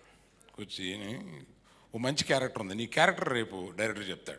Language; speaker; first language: Telugu; native; Telugu